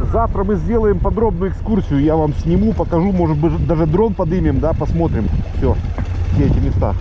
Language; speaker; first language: Russian; native; Russian